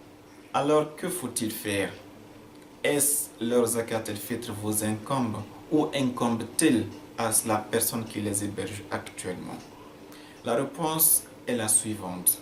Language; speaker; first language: French; non-native, local second language; Fula